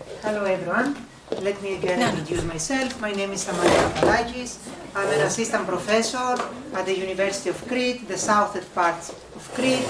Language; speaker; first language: English; non-native, fluent; Greek